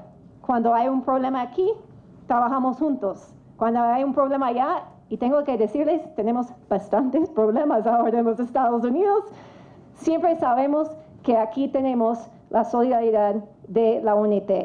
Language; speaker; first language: Spanish; non-native, fluent; English